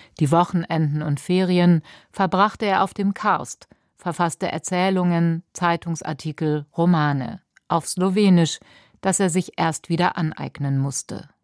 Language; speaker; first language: German; native; German